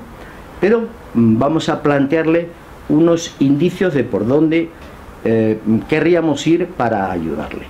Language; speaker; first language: Spanish; native; Spanish